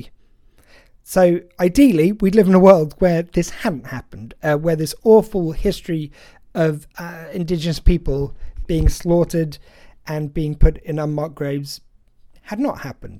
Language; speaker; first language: English; native; English